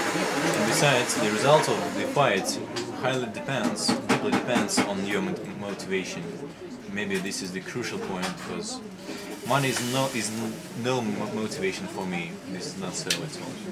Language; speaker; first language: English; non-native, fluent; Russian